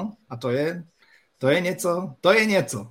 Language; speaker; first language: Czech; non-native, fluent; Polish